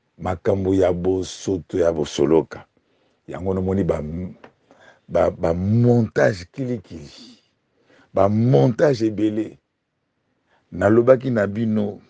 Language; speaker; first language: Lingala; native; Lingala